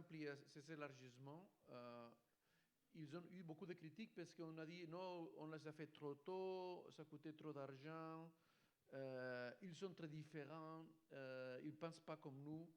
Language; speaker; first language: French; non-native, fluent; Spanish